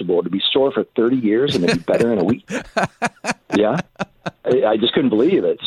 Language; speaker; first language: English; native; English